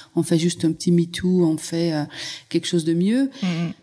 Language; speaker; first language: French; non-native, fluent; Hungarian